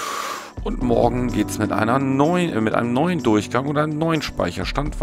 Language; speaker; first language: German; native; German